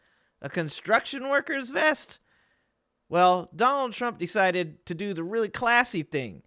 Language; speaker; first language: English; native; English